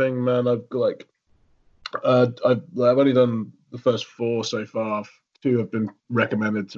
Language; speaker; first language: English; native; English